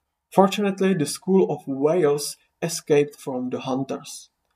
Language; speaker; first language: English; non-native, fluent; Czech